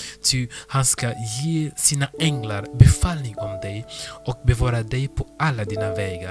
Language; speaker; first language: Swedish; non-native, fluent; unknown